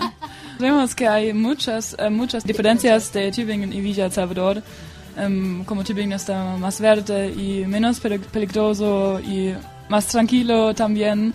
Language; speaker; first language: Spanish; non-native, learner; German